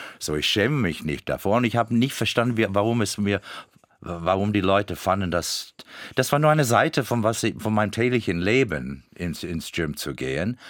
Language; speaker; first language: German; non-native, fluent; English